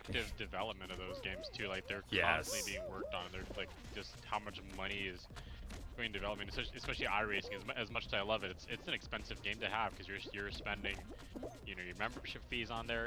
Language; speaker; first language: English; native; English